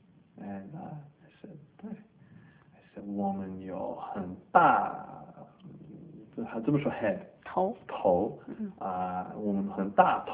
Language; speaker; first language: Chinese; non-native, learner; English